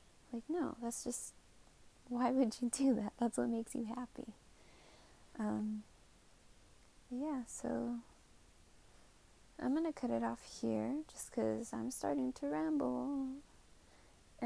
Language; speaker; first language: English; native; English